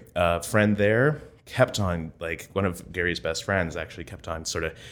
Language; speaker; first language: English; native; English